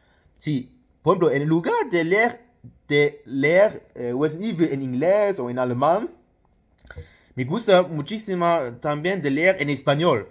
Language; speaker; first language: Spanish; non-native, fluent; Luxembourgish